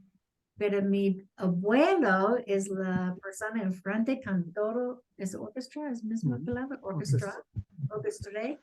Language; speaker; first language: Spanish; non-native, learner; English